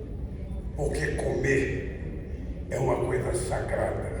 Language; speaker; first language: Portuguese; native; Portuguese